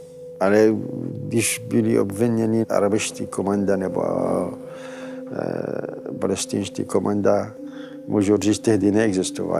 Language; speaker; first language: Czech; non-native, fluent; Arabic